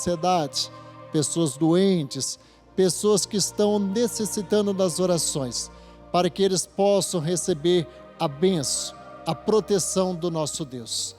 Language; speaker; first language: Portuguese; native; Portuguese